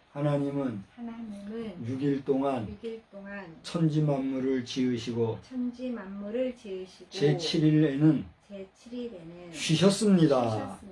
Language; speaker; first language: Korean; native; Korean